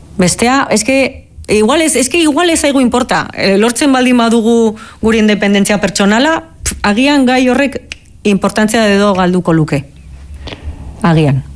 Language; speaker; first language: Basque; non-native, local second language; Spanish